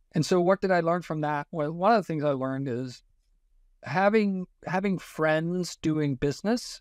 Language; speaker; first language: English; non-native, fluent; Danish